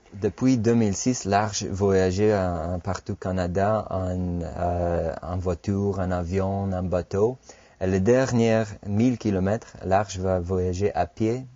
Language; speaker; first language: French; non-native, fluent; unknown